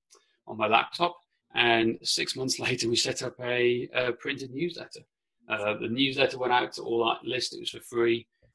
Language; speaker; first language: English; non-native, local second language; Welsh